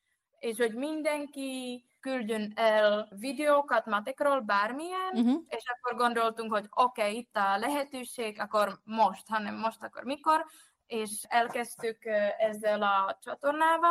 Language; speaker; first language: Hungarian; non-native, fluent; Czech